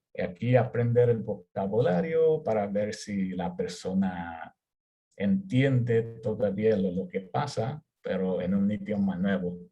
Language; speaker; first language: Spanish; early bilingual, heritage; Spanish